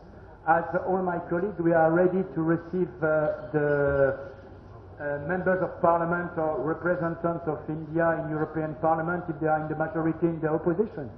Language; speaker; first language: English; non-native, learner; French